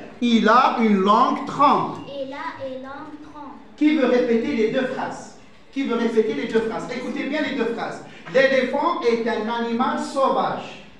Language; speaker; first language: French; non-native, fluent; Arabic